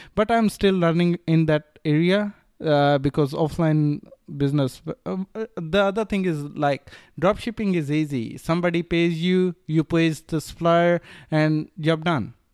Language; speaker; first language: English; non-native, local second language; Punjabi